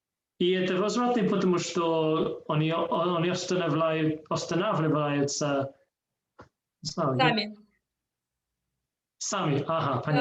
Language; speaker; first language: Russian; non-native, learner; English